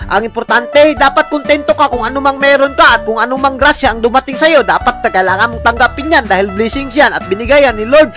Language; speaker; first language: Filipino; non-native, local second language; Cebuano